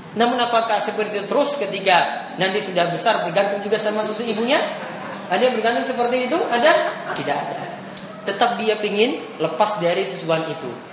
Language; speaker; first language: Indonesian; native; Indonesian